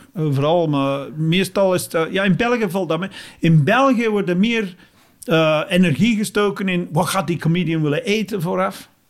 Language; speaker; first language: Dutch; non-native, fluent; English